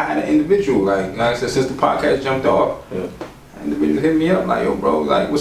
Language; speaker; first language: English; native; English